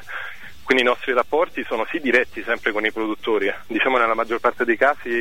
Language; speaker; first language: Italian; native; Italian